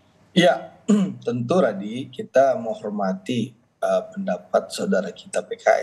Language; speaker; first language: Indonesian; native; Indonesian